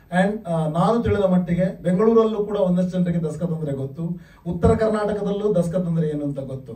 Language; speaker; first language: Kannada; non-native, local second language; Tulu